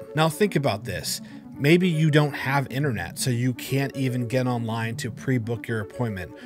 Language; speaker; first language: English; native; English